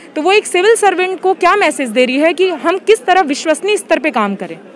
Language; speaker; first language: Hindi; native; Hindi